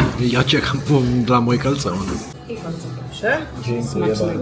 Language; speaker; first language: Polish; non-native, learner; Italian